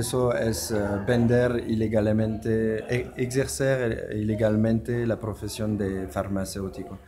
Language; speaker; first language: Spanish; non-native, learner; French